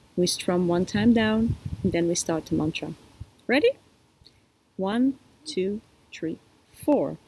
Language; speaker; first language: English; non-native, fluent; Dutch